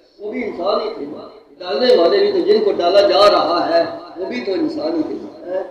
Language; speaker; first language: Urdu; non-native, local second language; Punjabi